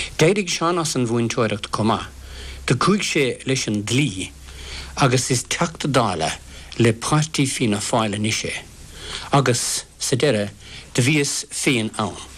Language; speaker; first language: Irish; native; Irish